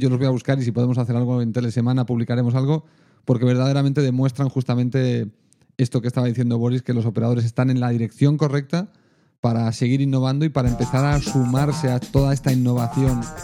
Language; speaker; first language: Spanish; native; Spanish